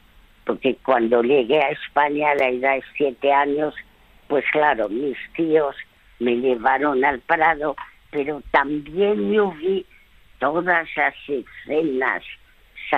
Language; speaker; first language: Spanish; early bilingual, other home language; French